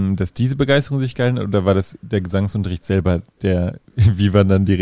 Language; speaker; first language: German; native; German